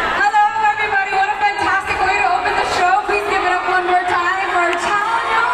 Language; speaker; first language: English; non-native, local second language; Filipino